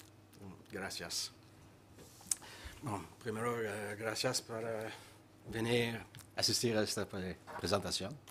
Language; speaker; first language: Spanish; non-native, fluent; French